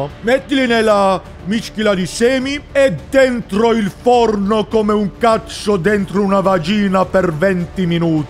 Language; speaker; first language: Italian; non-native, learner; English